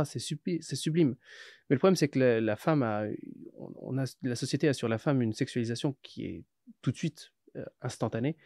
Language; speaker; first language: French; native; French